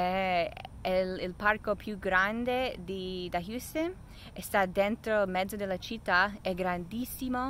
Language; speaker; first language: Italian; non-native, fluent; English